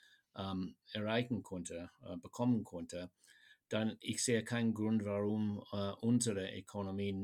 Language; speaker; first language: German; non-native, fluent; English